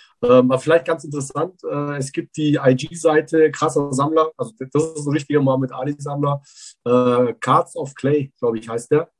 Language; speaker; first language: German; early bilingual, other home language; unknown